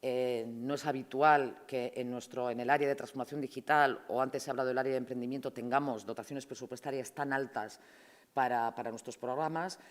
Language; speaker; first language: Spanish; native; Spanish